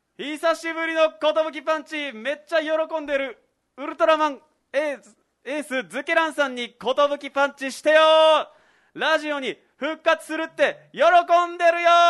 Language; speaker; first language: Japanese; native; Japanese